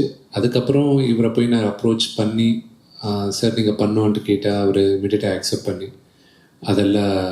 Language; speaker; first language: Tamil; early bilingual, heritage; Telugu